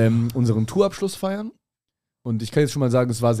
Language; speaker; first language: German; native; German